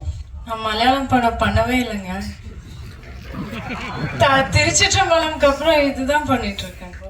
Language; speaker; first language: Tamil; non-native, local second language; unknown